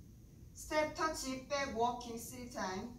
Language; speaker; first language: English; non-native, fluent; Korean